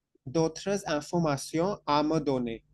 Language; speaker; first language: French; non-native, fluent; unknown